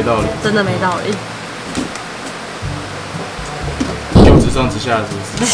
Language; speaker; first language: Chinese; native; Chinese